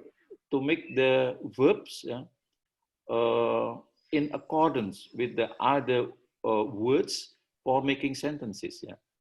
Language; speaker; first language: English; non-native, learner; Indonesian